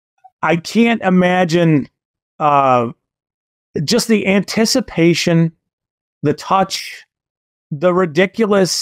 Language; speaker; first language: English; native; English